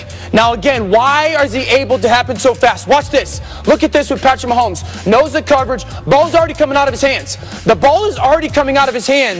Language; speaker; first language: English; native; English